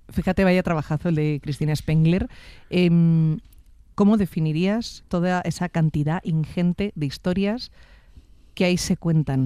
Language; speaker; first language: Spanish; native; Spanish